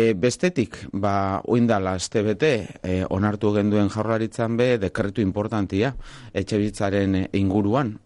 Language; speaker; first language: Basque; non-native, local second language; Spanish